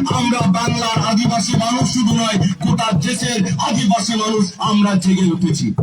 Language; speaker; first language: Bangla; non-native, local second language; Santali